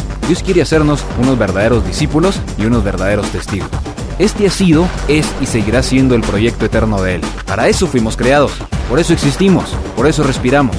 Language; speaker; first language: Spanish; native; Spanish